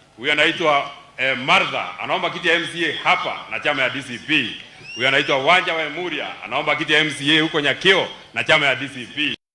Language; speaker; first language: Swahili; non-native, local second language; Kikuyu